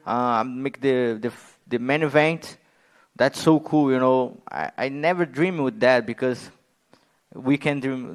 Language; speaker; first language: English; non-native, learner; Portuguese